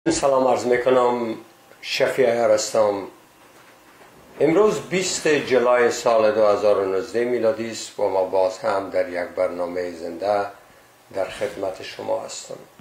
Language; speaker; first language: Persian; native; Persian